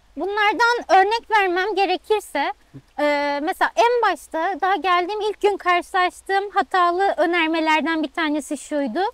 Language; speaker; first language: Turkish; native; Turkish